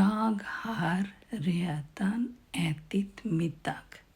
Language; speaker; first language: Swedish; non-native, fluent; Urdu